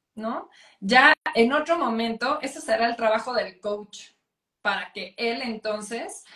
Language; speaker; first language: Spanish; native; Spanish